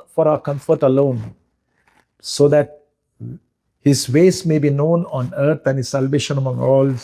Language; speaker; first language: English; non-native, local second language; Telugu